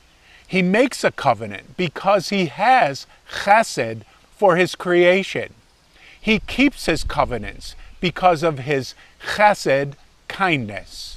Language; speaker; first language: English; native; English